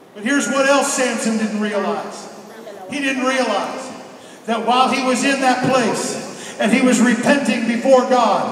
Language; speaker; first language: English; native; English